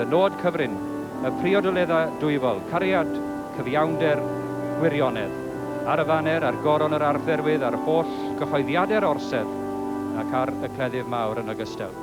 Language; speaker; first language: Welsh; native; Welsh